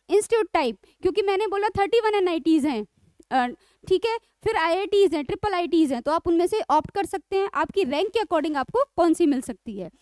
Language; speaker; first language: Hindi; native; Hindi